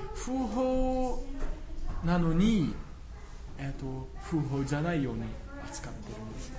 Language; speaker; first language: Japanese; non-native, fluent; Dutch